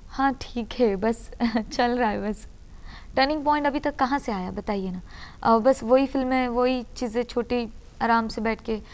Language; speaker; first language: Hindi; non-native, local second language; Urdu